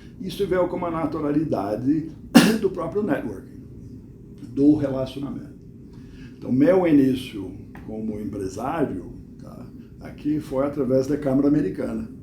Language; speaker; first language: Portuguese; non-native, fluent; English